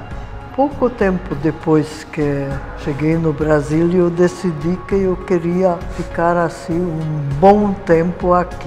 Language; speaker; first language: Portuguese; non-native, fluent; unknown